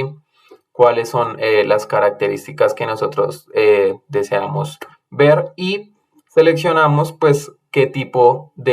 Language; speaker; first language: Spanish; native; Spanish